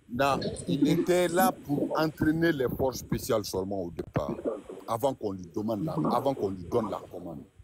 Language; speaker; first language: French; non-native, local second language; Mandingo